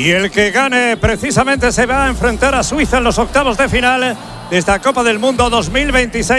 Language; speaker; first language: Spanish; native; Spanish